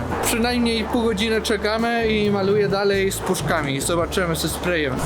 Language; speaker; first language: Polish; non-native, learner; Spanish